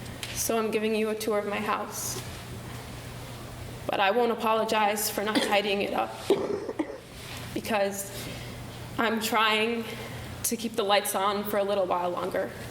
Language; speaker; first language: English; native; English